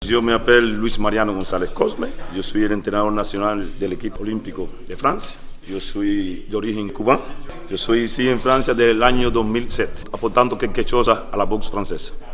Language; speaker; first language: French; non-native, learner; Spanish